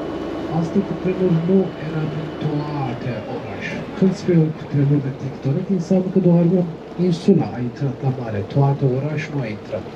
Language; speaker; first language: Romanian; non-native, learner; Turkish